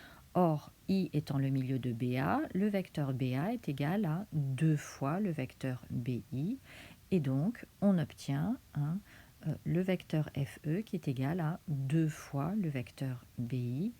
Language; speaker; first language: French; native; French